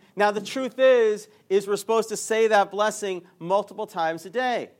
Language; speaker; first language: English; native; English